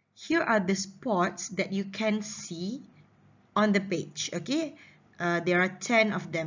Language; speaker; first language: English; non-native, local second language; Malay